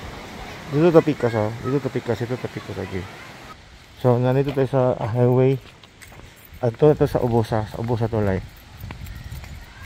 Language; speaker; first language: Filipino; non-native, local second language; Cebuano